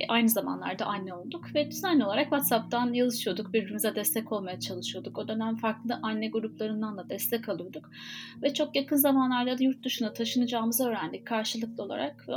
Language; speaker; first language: Turkish; native; Turkish